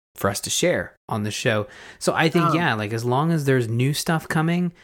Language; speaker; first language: English; native; English